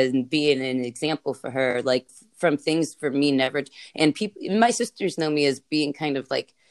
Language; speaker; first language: English; native; English